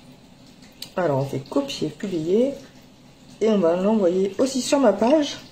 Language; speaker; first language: French; native; French